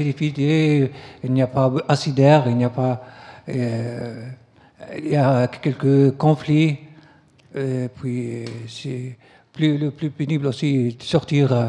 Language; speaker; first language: French; non-native, local second language; Arabic